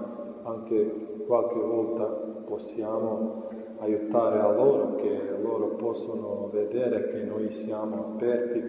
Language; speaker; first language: Italian; non-native, fluent; Croatian